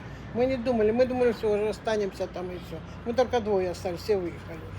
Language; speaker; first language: Russian; native; Russian